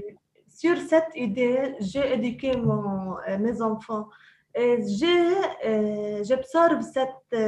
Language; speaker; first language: French; non-native, local second language; Arabic